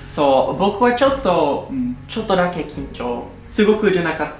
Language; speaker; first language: Japanese; non-native, learner; English